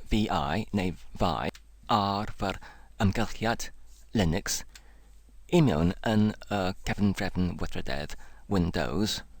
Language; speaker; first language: Welsh; non-native, learner; English